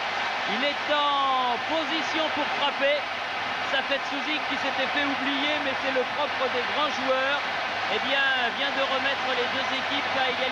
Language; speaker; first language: French; native; French